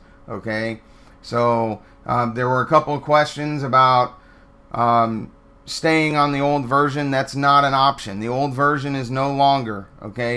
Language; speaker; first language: English; native; English